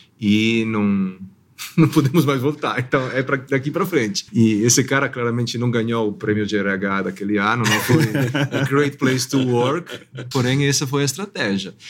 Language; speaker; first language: Portuguese; non-native, fluent; Italian